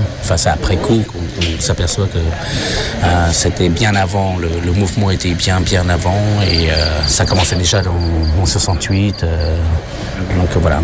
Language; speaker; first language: French; non-native, fluent; Khmer